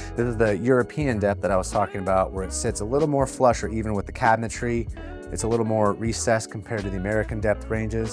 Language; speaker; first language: English; native; English